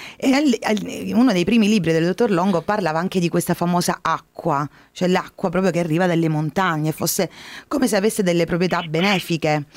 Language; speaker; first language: Italian; native; Italian